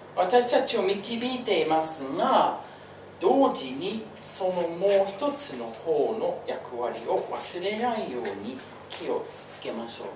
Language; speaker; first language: Japanese; non-native, fluent; English